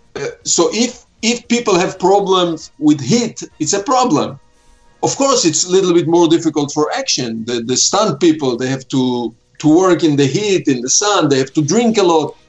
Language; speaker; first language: English; non-native, fluent; Hebrew